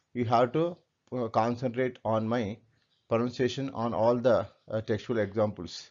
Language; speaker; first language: English; non-native, local second language; Telugu